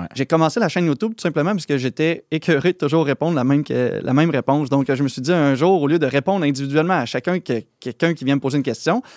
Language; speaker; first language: French; native; French